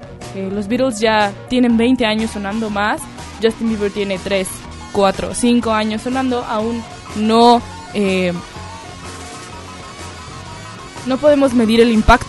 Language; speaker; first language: Spanish; native; Spanish